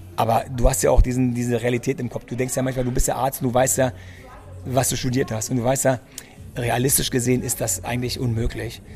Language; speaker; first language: German; early bilingual, other home language; Greek